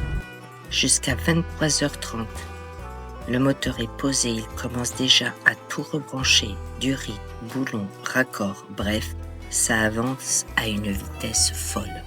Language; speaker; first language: French; native; French